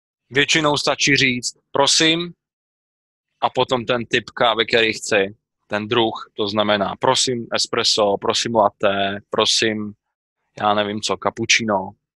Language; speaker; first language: Czech; native; Czech